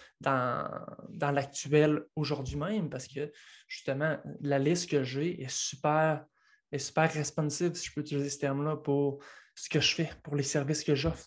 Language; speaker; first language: French; native; French